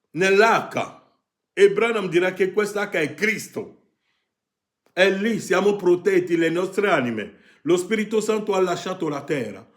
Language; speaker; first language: Italian; non-native, fluent; French